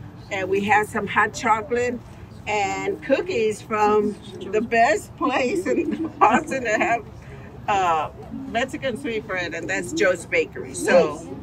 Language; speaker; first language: English; early bilingual, other home language; Spanish